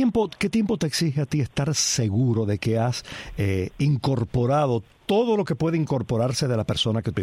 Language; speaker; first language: Spanish; native; Spanish